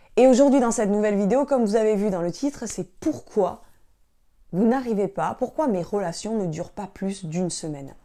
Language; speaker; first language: French; native; French